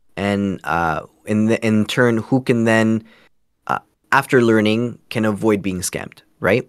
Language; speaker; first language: English; early bilingual, other home language; Spanish